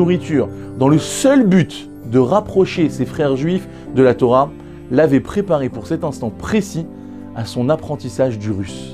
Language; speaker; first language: French; native; French